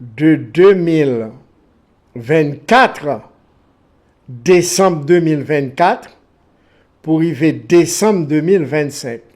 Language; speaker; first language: French; non-native, local second language; Haitian Creole